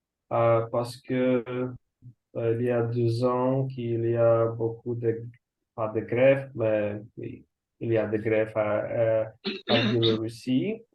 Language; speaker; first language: French; non-native, learner; Russian